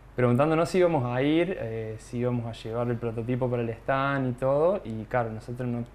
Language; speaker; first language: Spanish; native; Spanish